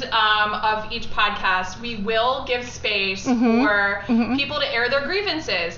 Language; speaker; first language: English; native; English